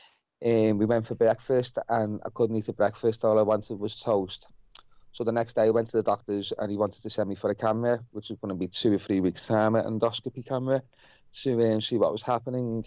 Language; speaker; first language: English; native; English